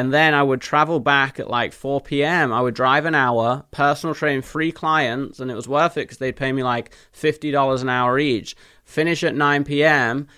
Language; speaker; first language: English; native; English